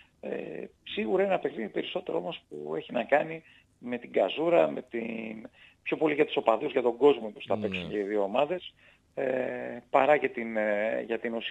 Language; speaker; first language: Greek; native; Greek